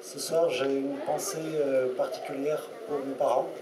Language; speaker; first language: French; non-native, fluent; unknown